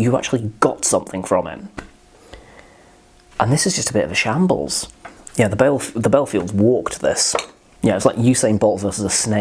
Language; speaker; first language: English; native; English